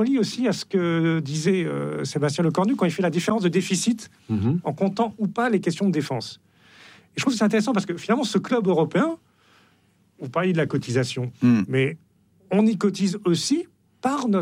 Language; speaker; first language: French; native; French